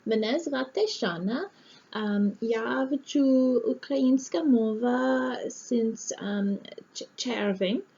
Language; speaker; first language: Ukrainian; non-native, learner; English